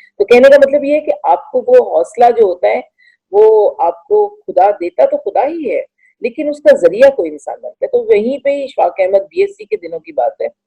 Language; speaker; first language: Urdu; non-native, local second language; Punjabi